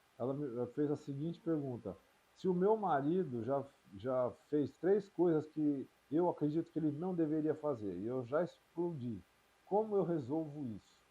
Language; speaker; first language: Portuguese; native; Portuguese